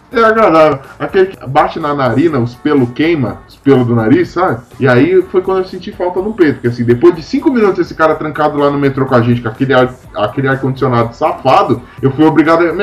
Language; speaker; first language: Portuguese; native; Portuguese